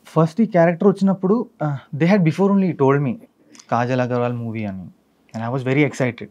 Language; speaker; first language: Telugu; non-native, fluent; Malayalam